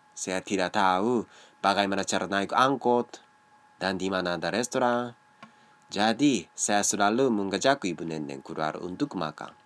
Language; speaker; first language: Indonesian; non-native, learner; Japanese